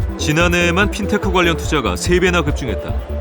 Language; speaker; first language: Korean; native; Korean